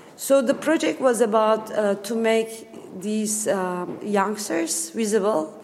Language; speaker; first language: English; non-native, fluent; Turkish